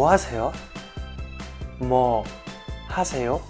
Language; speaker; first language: Korean; non-native, fluent; French